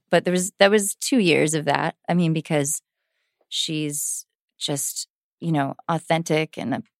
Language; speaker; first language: English; native; English